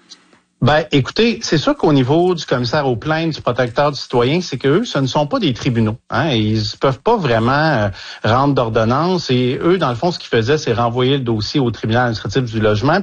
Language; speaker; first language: French; native; French